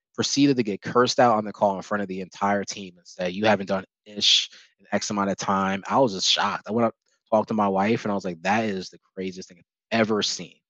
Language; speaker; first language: English; native; English